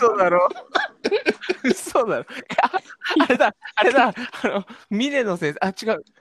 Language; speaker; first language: Japanese; native; Japanese